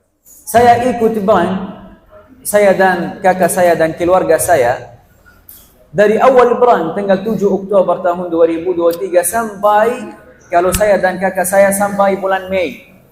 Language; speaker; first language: Indonesian; non-native, fluent; Arabic